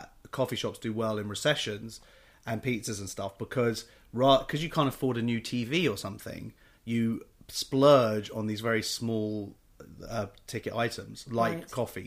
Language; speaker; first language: English; native; English